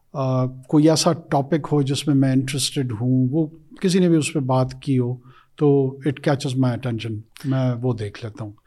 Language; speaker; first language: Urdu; non-native, local second language; Pashto